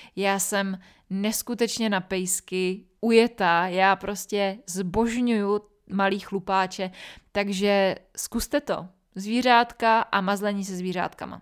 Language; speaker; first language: Czech; native; Czech